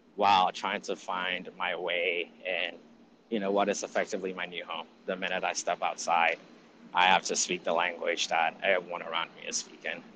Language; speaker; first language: English; early bilingual, other home language; Akan